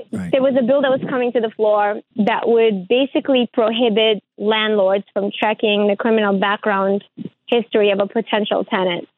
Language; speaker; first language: English; early bilingual, other home language; Ukrainian